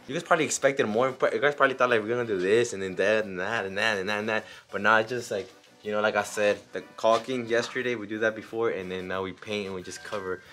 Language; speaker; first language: English; early bilingual, other home language; Spanish